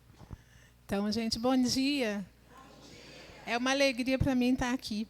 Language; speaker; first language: Portuguese; native; Portuguese